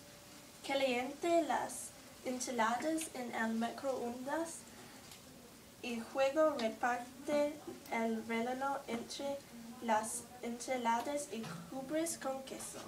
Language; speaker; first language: Spanish; non-native, learner; English